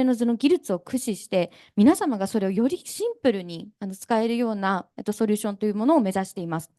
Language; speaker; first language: Japanese; native; Japanese